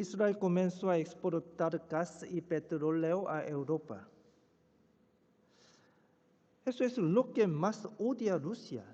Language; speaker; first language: Spanish; non-native, fluent; Korean